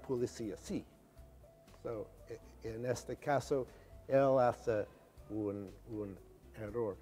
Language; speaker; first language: Spanish; non-native, learner; English